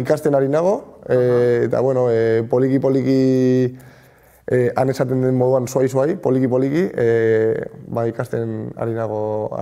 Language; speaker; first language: Basque; non-native, local second language; Spanish